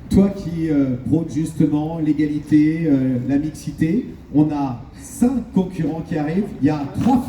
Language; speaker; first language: French; native; French